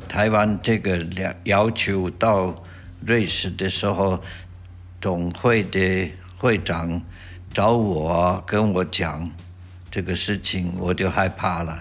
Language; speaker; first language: Chinese; non-native, fluent; German